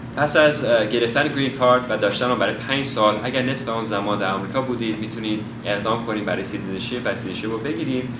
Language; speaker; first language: Persian; early bilingual, heritage; Persian